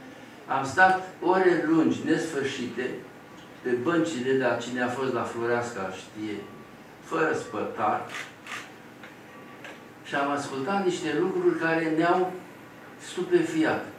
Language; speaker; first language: Romanian; native; Romanian